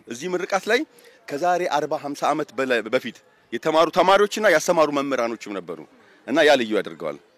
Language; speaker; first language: Amharic; native; Amharic